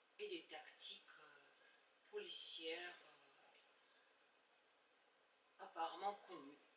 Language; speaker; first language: French; non-native, fluent; Bulgarian